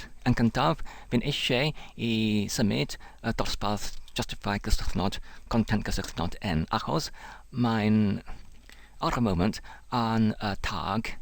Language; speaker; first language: Welsh; non-native, learner; English